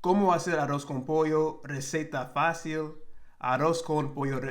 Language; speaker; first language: Spanish; non-native, learner; English